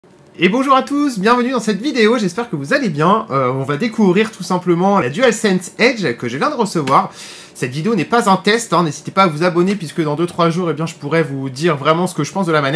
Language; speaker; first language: French; native; French